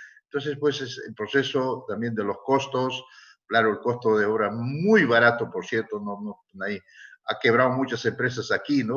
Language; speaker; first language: Spanish; native; Spanish